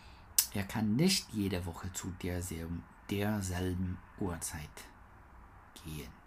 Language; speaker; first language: German; non-native, learner; English